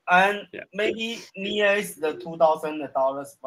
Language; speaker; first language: English; non-native, learner; Chinese